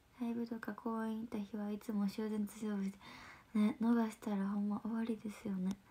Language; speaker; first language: Japanese; native; Japanese